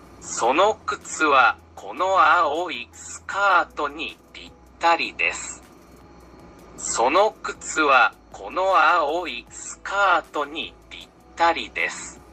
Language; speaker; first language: Japanese; non-native, learner; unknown